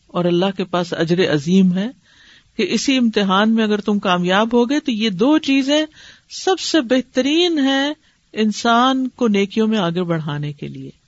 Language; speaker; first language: Urdu; native; Urdu